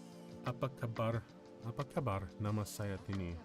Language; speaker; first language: Indonesian; non-native, learner; English